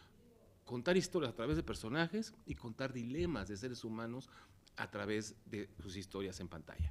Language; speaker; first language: Spanish; native; Spanish